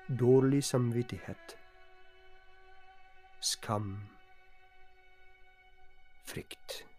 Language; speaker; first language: Norwegian; non-native, fluent; Polish